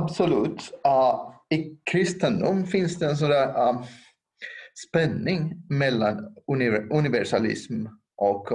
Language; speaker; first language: Swedish; non-native, local second language; Finnish